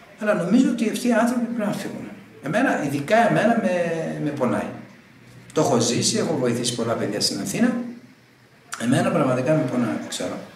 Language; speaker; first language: Greek; early bilingual, heritage; Greek